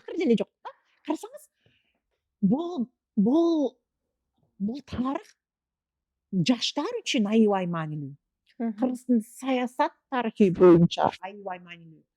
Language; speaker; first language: Kyrgyz; non-native, fluent; English